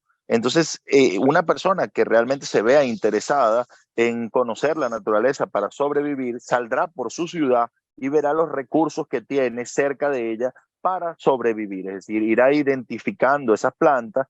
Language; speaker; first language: Spanish; native; Spanish